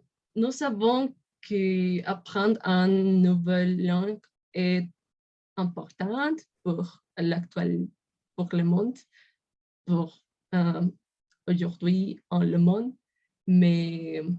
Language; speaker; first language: French; non-native, learner; Spanish